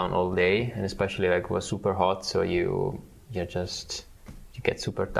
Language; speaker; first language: English; non-native, fluent; Italian